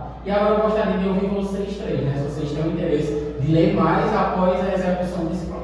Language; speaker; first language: Portuguese; native; Portuguese